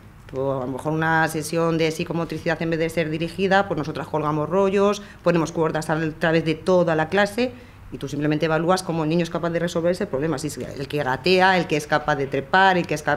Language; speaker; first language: Spanish; native; Spanish